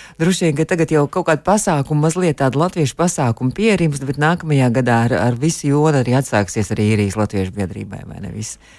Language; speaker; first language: Latvian; native; Latvian